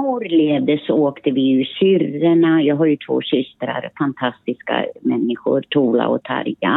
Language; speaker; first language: Swedish; early bilingual, other home language; Finnish